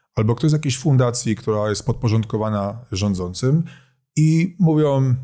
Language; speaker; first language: Polish; native; Polish